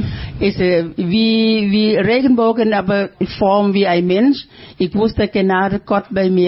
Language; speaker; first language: German; non-native, fluent; Thai